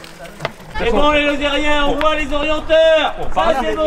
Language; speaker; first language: French; native; French